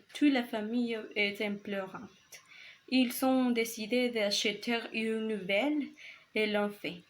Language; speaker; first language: French; non-native, learner; Spanish